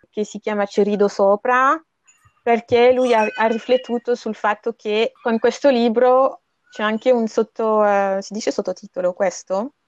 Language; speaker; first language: Italian; non-native, fluent; French